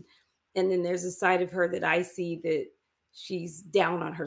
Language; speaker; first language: English; native; English